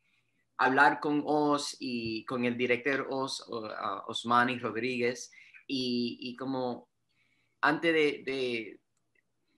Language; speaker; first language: Spanish; early bilingual, heritage; Spanish